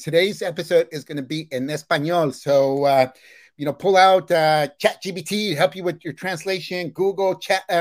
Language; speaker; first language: English; early bilingual, other home language; Spanish